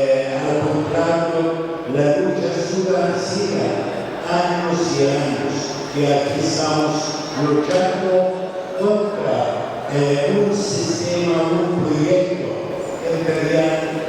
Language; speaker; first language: Spanish; non-native, fluent; Arabic